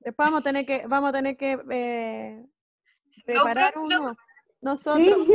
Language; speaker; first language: Spanish; native; Spanish